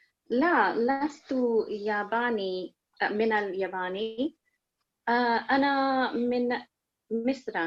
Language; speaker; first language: Arabic; non-native, learner; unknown